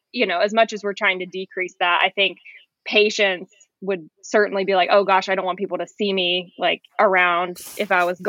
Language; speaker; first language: English; native; English